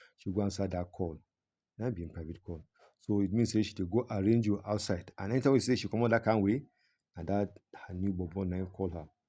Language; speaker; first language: Nigerian Pidgin; non-native, local second language; Yoruba